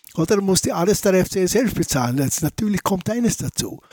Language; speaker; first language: German; native; German